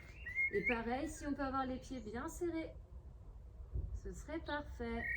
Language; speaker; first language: French; native; French